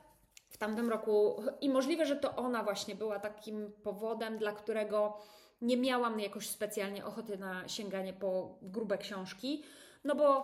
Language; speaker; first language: Polish; native; Polish